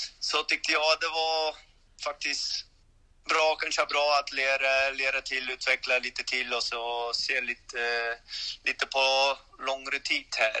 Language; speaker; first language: Swedish; non-native, learner; French